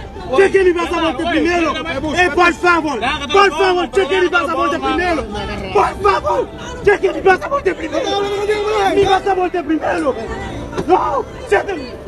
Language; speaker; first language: Spanish; non-native, learner; Haitian Creole